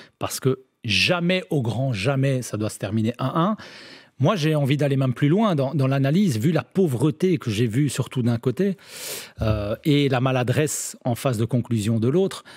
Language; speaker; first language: French; native; French